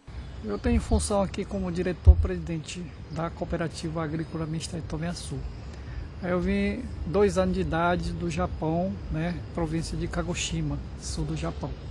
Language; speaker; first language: Portuguese; early bilingual, other home language; Japanese